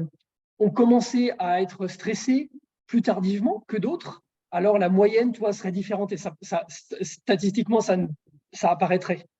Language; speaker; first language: French; native; French